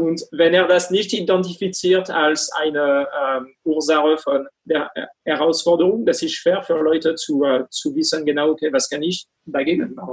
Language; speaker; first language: German; non-native, fluent; French